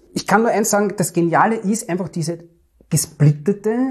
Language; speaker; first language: German; native; German